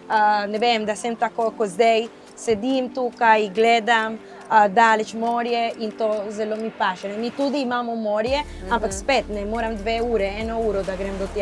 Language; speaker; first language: Slovenian; non-native, fluent; Spanish